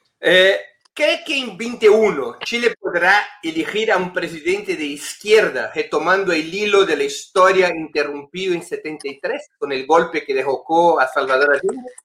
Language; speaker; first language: Spanish; non-native, fluent; Portuguese